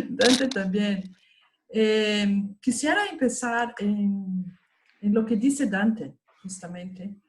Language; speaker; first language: Spanish; non-native, fluent; Portuguese